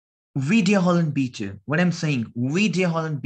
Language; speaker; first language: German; non-native, learner; Hindi